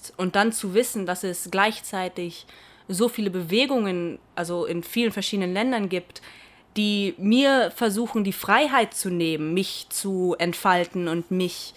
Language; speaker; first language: German; early bilingual, heritage; Portuguese